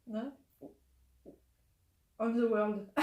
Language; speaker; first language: English; non-native, learner; French